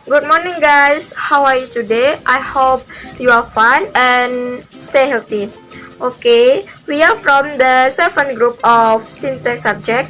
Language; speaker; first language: English; non-native, learner; Indonesian